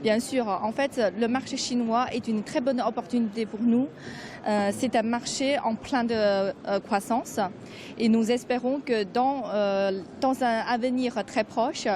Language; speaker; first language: French; non-native, fluent; Chinese